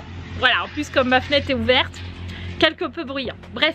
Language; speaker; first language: French; native; French